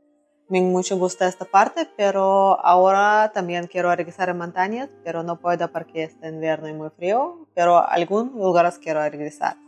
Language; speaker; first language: Spanish; non-native, learner; Russian